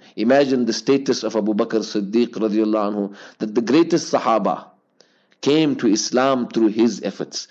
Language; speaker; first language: English; native; English